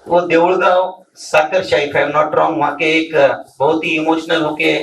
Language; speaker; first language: Hindi; non-native, local second language; Marathi